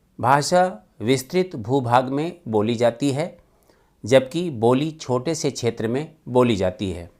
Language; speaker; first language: Hindi; native; Hindi